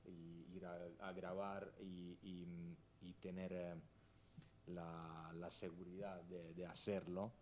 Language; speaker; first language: Spanish; non-native, fluent; Italian